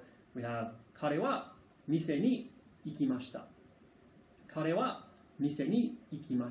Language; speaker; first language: Japanese; non-native, fluent; English